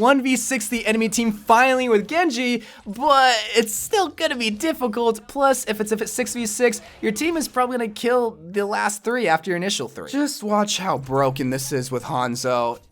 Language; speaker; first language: English; native; English